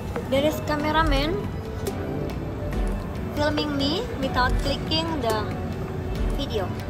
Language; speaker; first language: English; non-native, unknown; Indonesian